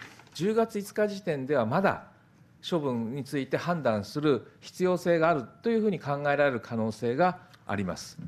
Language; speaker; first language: Japanese; native; Japanese